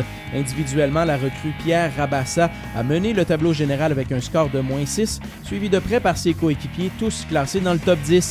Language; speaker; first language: French; native; French